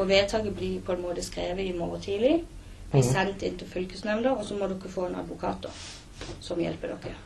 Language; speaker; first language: Norwegian; native; Norwegian